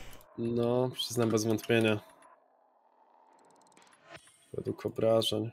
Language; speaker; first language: Polish; native; Polish